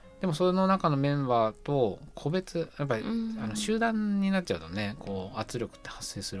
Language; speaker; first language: Japanese; native; Japanese